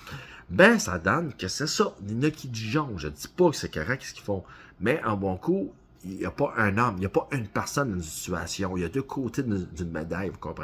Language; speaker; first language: French; native; French